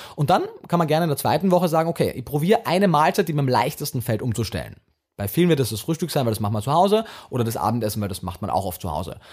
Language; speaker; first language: German; native; German